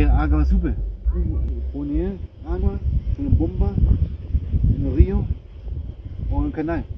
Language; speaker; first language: Spanish; non-native, learner; German